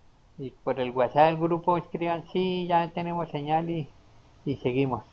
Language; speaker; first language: Spanish; native; Spanish